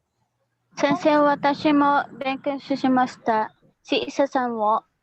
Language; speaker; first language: Japanese; non-native, learner; Filipino